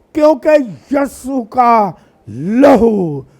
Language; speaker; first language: Urdu; non-native, local second language; Punjabi